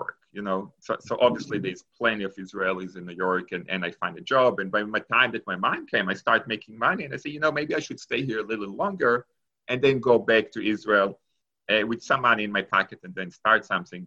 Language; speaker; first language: English; non-native, fluent; Hebrew